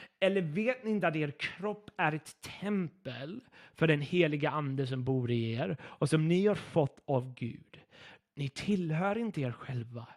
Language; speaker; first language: Swedish; non-native, fluent; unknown